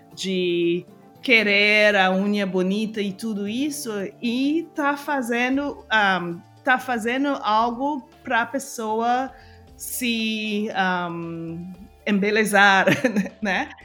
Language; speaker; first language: Portuguese; non-native, fluent; English